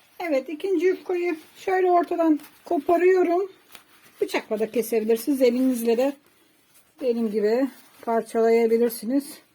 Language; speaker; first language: Turkish; native; Turkish